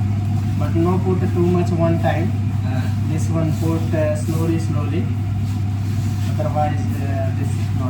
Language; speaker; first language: English; non-native, learner; Hindi